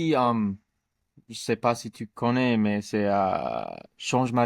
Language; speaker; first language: French; non-native, learner; English